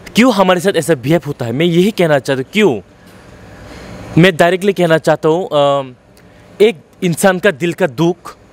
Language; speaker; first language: Hindi; non-native, local second language; Kok Borok